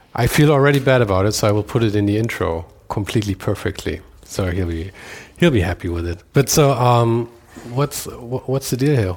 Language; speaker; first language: English; non-native, fluent; German